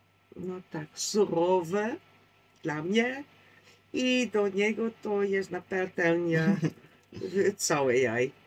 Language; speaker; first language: Polish; non-native, learner; Dutch